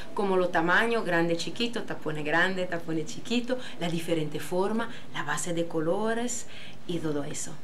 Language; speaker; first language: Spanish; non-native, fluent; French